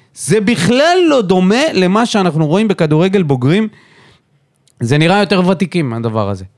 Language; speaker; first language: Hebrew; native; Hebrew